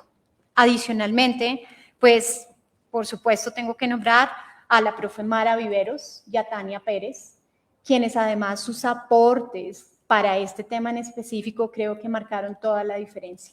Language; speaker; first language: Spanish; native; Spanish